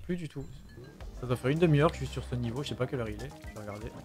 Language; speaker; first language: French; native; French